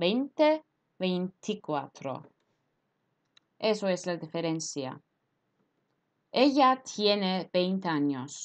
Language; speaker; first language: Spanish; non-native, fluent; Turkish